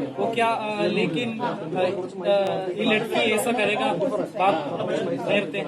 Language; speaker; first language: Hindi; non-native, local second language; Malayalam